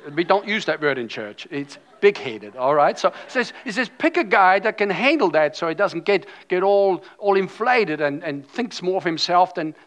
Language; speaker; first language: English; non-native, fluent; German